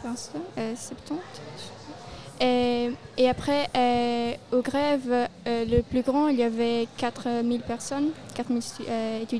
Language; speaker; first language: French; non-native, local second language; Italian